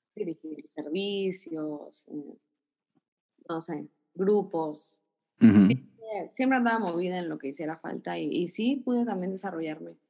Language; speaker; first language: Spanish; native; Spanish